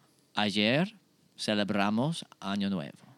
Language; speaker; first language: Spanish; non-native, learner; English